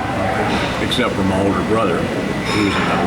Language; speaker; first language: English; native; English